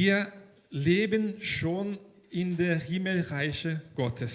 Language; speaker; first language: German; non-native, fluent; Portuguese